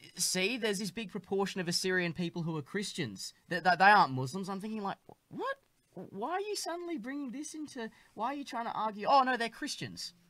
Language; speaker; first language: English; native; English